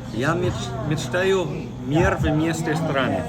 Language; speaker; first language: Russian; non-native, learner; English